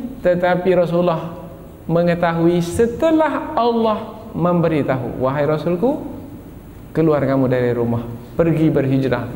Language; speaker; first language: Malay; native; Malay